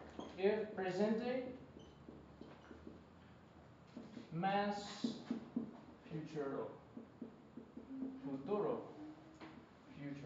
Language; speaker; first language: Spanish; non-native, learner; English